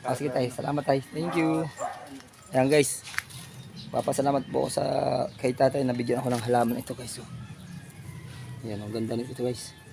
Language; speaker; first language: Filipino; non-native, local second language; Bikol